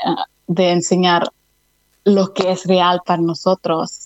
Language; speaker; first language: Spanish; early bilingual, other home language; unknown